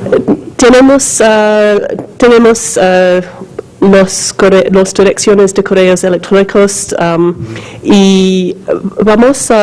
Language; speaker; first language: Spanish; non-native, learner; English